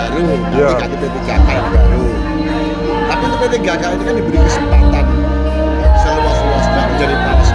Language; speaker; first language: Indonesian; native; Indonesian